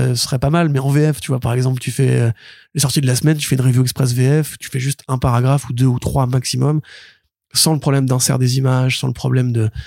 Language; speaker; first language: French; native; French